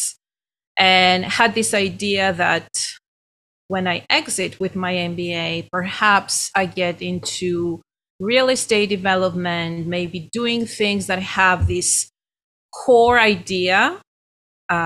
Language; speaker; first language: English; non-native, fluent; Greek